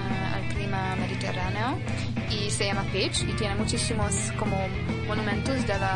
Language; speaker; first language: Spanish; non-native, fluent; Hungarian